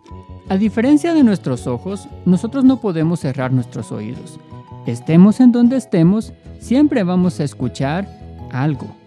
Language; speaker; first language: Spanish; native; Spanish